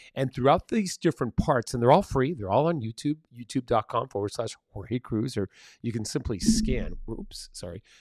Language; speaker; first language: English; early bilingual, other home language; Spanish